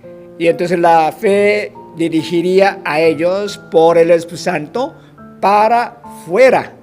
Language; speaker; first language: Spanish; non-native, fluent; Korean